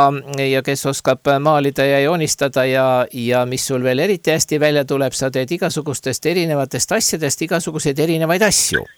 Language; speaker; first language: Estonian; native; Estonian